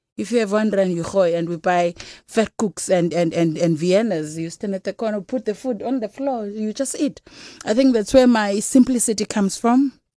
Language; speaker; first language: English; non-native, local second language; Xhosa